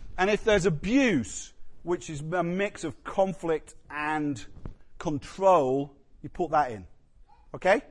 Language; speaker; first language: English; native; English